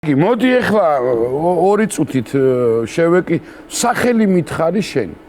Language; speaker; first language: Georgian; native; Georgian